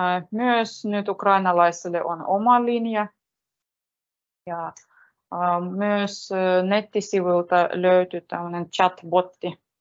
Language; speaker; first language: Finnish; non-native, fluent; Russian